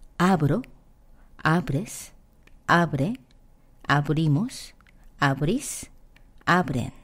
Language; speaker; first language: Spanish; non-native, fluent; Korean